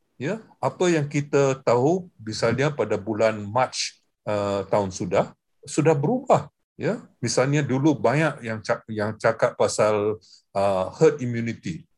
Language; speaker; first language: Malay; non-native, local second language; English